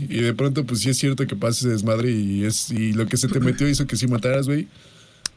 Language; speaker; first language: Spanish; native; Spanish